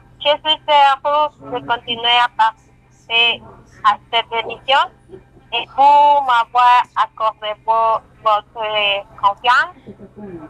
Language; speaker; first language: French; non-native, learner; Spanish